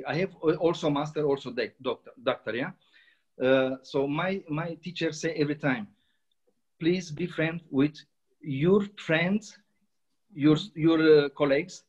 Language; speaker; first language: English; non-native, learner; Romanian